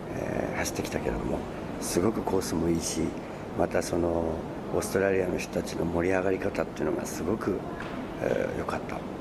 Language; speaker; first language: Japanese; native; Japanese